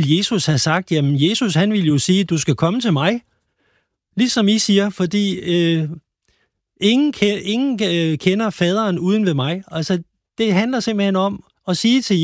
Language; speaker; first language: Danish; native; Danish